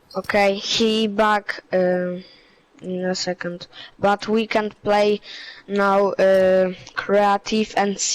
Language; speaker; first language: English; non-native, learner; Polish